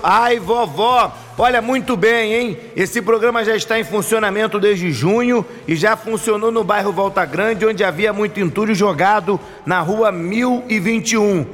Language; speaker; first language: Portuguese; native; Portuguese